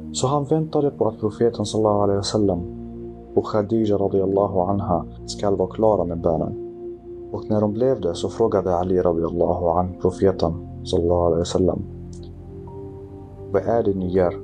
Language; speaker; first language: Swedish; early bilingual, other home language; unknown